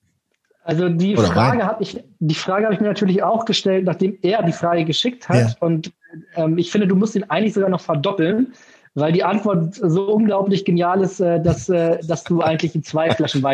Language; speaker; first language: German; native; German